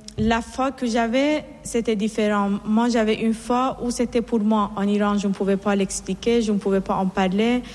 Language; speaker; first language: French; non-native, fluent; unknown